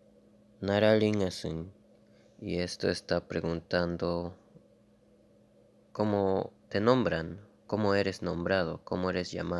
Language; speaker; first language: Spanish; non-native, local second language; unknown